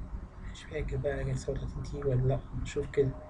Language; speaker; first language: Arabic; native; Arabic